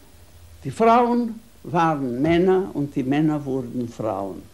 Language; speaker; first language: German; non-native, fluent; Hungarian